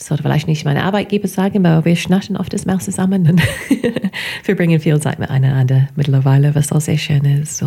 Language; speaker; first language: German; non-native, fluent; English